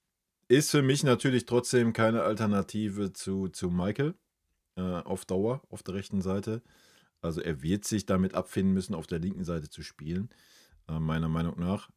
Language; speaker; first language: German; native; German